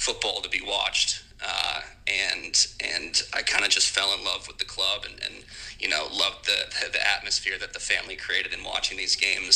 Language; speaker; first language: English; native; English